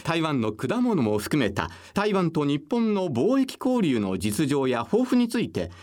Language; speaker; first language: Japanese; native; Japanese